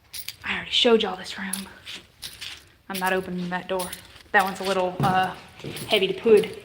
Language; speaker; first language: English; native; English